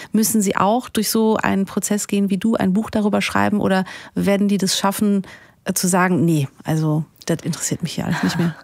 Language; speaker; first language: German; native; German